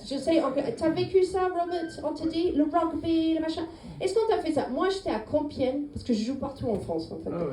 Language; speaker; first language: French; non-native, fluent; English